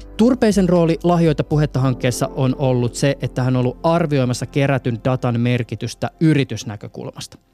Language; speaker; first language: Finnish; native; Finnish